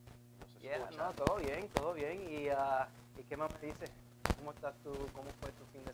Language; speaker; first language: Spanish; early bilingual, heritage; Spanish